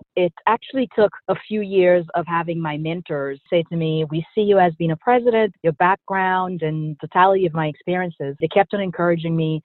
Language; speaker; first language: English; early bilingual, other home language; Haitian Creole